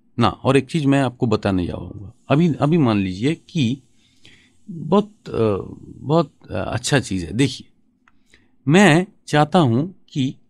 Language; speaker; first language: Hindi; non-native, local second language; Bangla